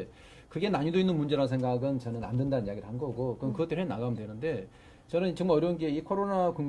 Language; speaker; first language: Korean; native; Korean